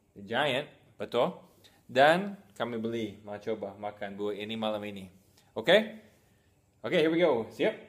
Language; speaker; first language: Indonesian; non-native, fluent; English